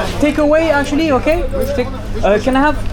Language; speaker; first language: English; non-native, learner; French